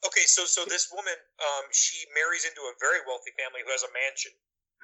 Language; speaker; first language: English; native; English